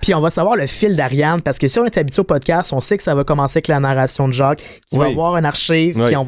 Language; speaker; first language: French; native; French